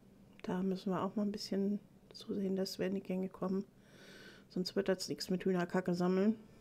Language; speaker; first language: German; native; German